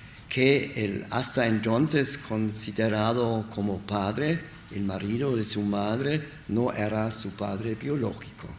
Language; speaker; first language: Spanish; non-native, learner; German